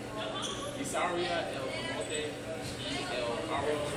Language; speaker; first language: Spanish; non-native, learner; English